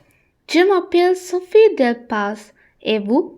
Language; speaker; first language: French; non-native, learner; Sinhala